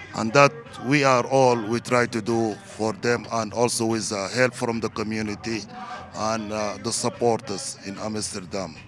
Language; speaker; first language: English; non-native, learner; Arabic